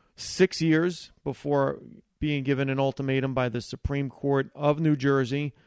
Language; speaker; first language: English; early bilingual, other home language; Italian